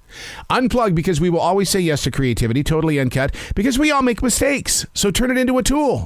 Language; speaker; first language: English; native; English